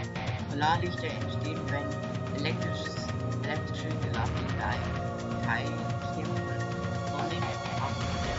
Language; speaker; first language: German; native; German